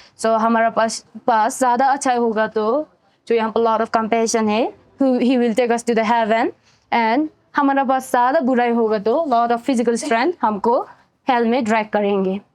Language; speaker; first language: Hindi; non-native, fluent; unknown